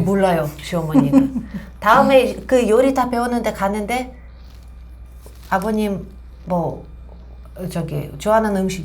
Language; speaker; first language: Korean; non-native, fluent; Russian